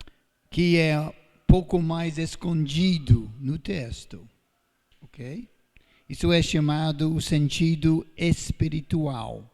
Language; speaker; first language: Portuguese; non-native, fluent; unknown